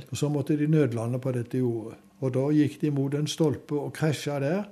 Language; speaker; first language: Norwegian; native; Norwegian